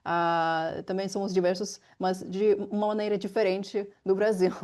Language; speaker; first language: Portuguese; non-native, fluent; Ukrainian